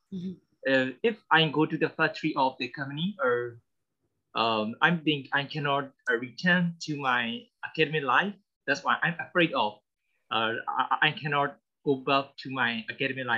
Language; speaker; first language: English; non-native, learner; Burmese